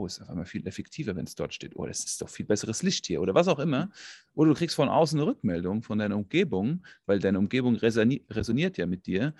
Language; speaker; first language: German; native; German